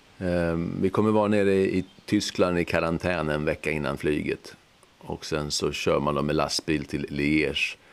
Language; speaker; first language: Swedish; native; Swedish